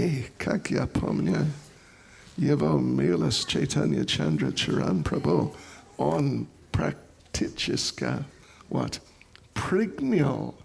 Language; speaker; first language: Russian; non-native, learner; English